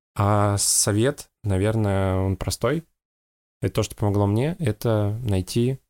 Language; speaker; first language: Russian; native; Russian